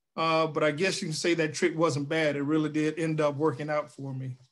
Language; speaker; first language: English; native; English